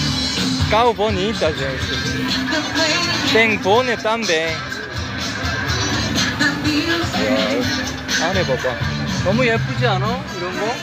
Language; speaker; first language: Portuguese; non-native, learner; Korean